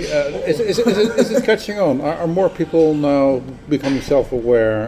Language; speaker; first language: English; non-native, fluent; Dutch